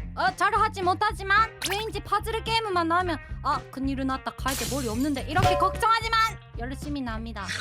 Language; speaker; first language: Korean; non-native, learner; Japanese